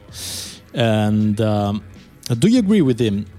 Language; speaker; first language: English; non-native, fluent; Italian